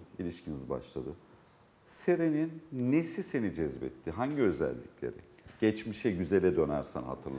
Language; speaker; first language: Turkish; native; Turkish